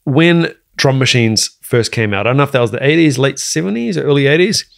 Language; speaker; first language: English; native; English